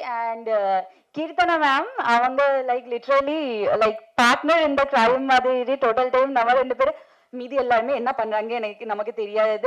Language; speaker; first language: Tamil; non-native, fluent; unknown